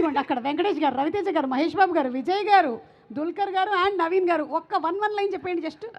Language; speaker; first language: Telugu; native; Telugu